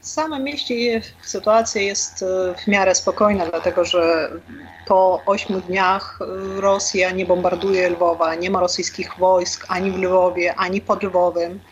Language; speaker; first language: Polish; non-native, fluent; Ukrainian